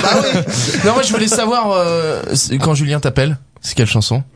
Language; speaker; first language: French; native; French